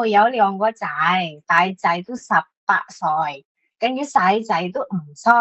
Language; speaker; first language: Cantonese; non-native, learner; Indonesian